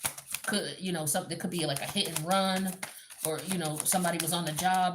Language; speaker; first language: English; native; English